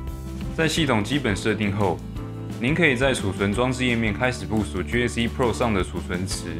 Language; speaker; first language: Chinese; native; Chinese